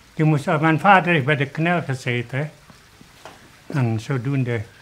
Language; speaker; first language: Dutch; early bilingual, other home language; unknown